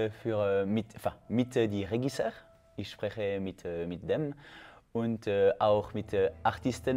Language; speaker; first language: German; non-native, local second language; French